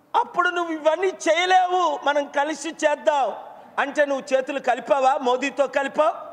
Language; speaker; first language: Telugu; native; Telugu